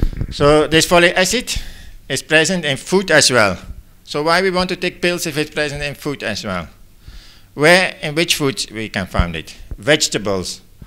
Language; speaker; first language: English; non-native, fluent; Dutch